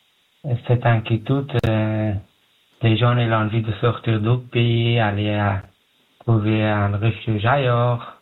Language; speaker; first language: French; non-native, learner; Pashto